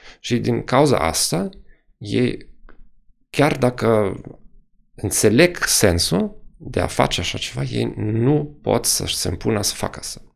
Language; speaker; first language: Romanian; non-native, fluent; German